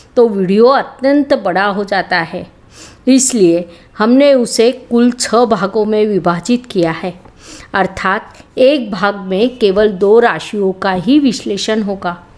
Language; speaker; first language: Hindi; native; Hindi